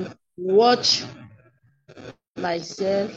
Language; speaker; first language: English; non-native, learner; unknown